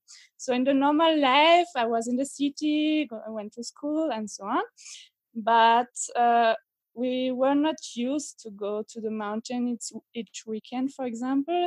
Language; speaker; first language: English; non-native, fluent; French